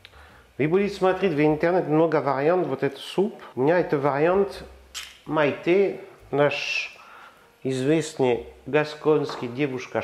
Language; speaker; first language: Russian; non-native, learner; French